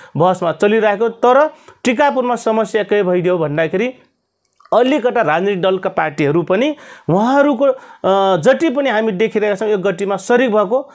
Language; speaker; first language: Nepali; non-native, local second language; Rana Tharu